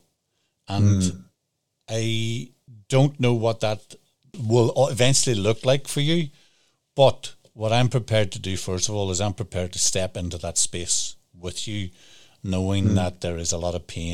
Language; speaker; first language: English; native; English